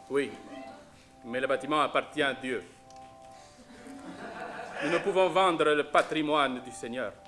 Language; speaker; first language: French; native; French